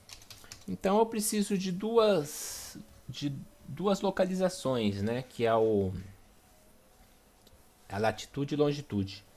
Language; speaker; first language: Portuguese; native; Portuguese